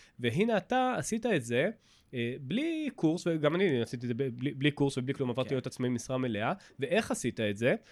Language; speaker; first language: Hebrew; native; Hebrew